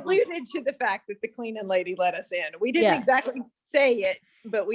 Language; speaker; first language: English; native; English